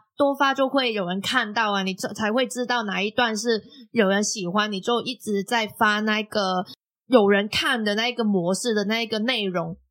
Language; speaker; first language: Chinese; non-native, local second language; Cantonese